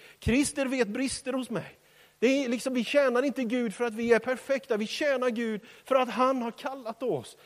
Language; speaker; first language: Swedish; native; Swedish